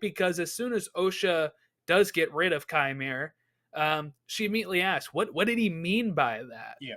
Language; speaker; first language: English; native; English